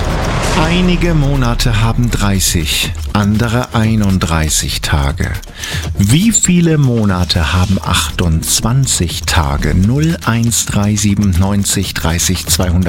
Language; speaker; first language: German; native; German